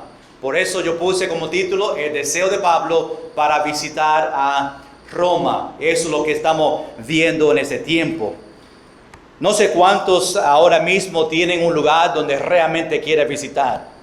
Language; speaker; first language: Spanish; non-native, fluent; English